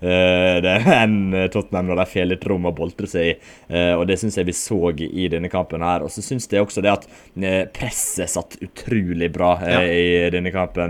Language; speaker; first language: Norwegian; native; Norwegian